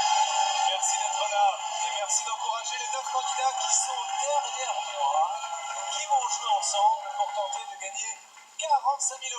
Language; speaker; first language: French; native; French